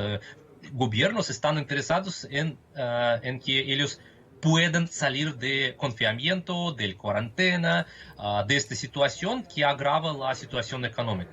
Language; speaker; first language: Spanish; non-native, fluent; Russian